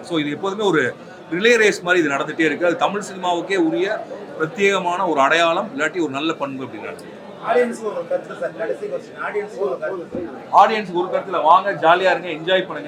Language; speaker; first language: Tamil; native; Tamil